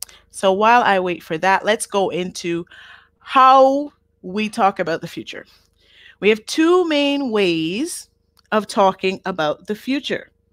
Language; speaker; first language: English; native; English